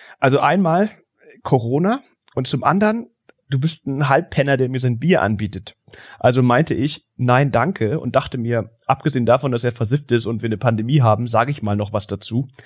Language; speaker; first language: German; native; German